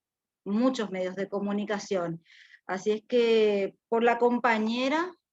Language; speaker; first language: Spanish; native; Spanish